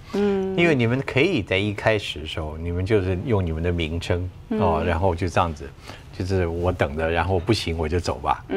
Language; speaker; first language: Chinese; native; Chinese